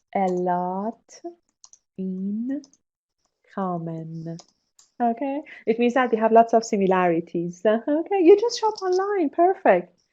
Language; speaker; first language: English; non-native, fluent; Persian